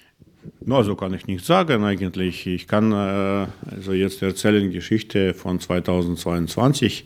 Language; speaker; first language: German; non-native, learner; Russian